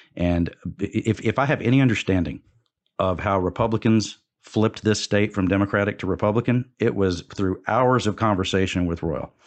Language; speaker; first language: English; native; English